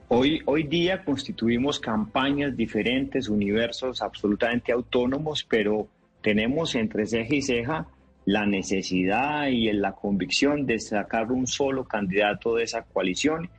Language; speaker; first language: Spanish; native; Spanish